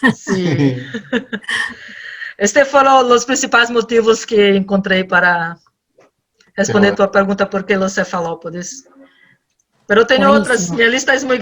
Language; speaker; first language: Spanish; non-native, learner; Portuguese